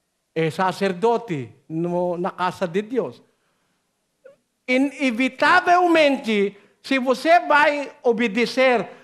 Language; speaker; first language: Portuguese; non-native, learner; Filipino